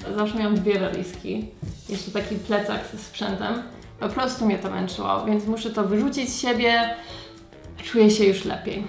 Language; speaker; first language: Polish; early bilingual, heritage; Polish